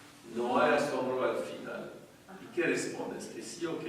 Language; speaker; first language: Spanish; non-native, fluent; French